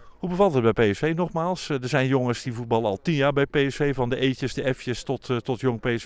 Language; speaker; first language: Dutch; native; Dutch